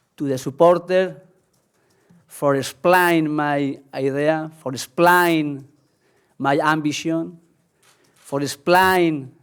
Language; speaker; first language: English; non-native, learner; Spanish